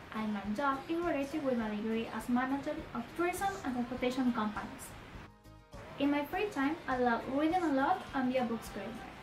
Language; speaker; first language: English; non-native, learner; Spanish